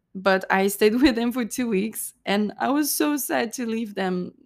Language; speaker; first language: English; non-native, fluent; French